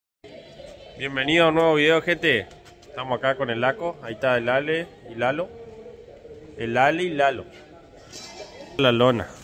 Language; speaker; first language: Spanish; native; Spanish